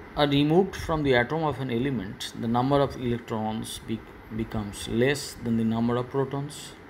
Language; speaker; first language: English; non-native, local second language; Bangla